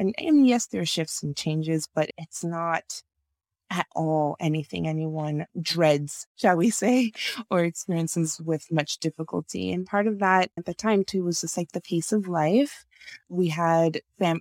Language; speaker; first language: English; non-native, local second language; Yoruba